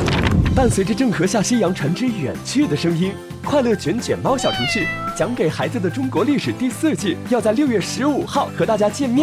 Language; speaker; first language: Chinese; native; Chinese